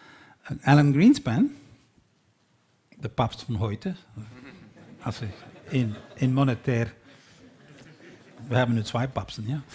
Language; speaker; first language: German; non-native, learner; Dutch